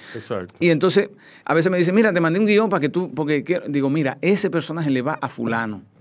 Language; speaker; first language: Spanish; native; Spanish